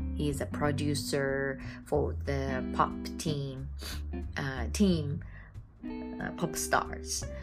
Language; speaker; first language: English; non-native, fluent; Japanese